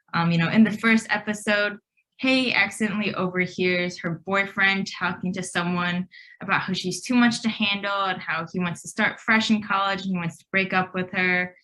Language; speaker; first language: English; native; English